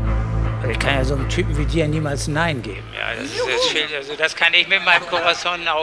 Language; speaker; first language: German; native; German